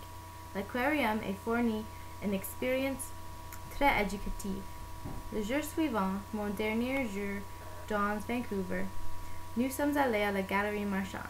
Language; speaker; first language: French; non-native, learner; English